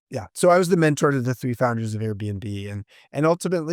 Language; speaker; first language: English; native; English